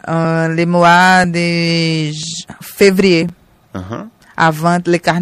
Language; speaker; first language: French; non-native, learner; Portuguese